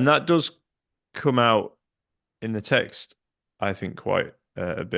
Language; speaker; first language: English; native; English